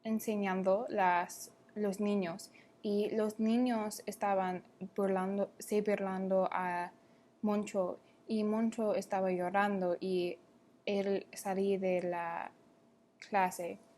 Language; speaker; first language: Spanish; non-native, learner; English